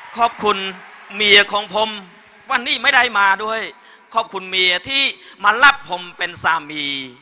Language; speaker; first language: Thai; non-native, learner; Khmer